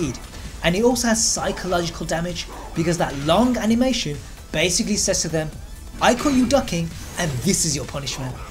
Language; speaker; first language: English; native; English